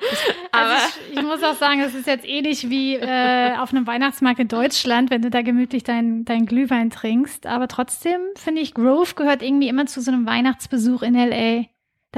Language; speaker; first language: German; native; German